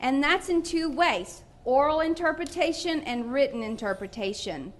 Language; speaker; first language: English; non-native, fluent; Spanish